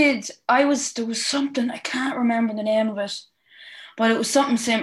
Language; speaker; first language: English; native; English